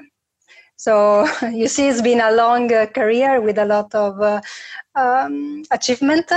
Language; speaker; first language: English; non-native, fluent; Italian